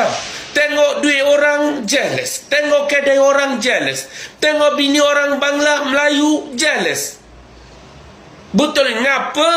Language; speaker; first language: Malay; non-native, fluent; Bangla